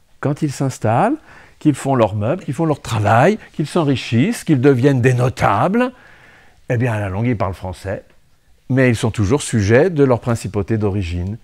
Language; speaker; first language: French; native; French